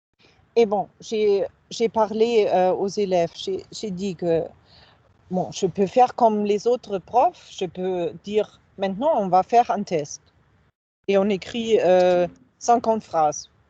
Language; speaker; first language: French; non-native, fluent; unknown